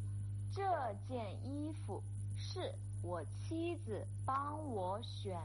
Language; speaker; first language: Chinese; non-native, fluent; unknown